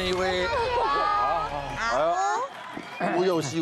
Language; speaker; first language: Chinese; native; Chinese